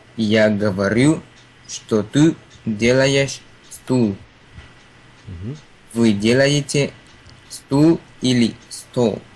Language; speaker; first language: Russian; non-native, learner; Spanish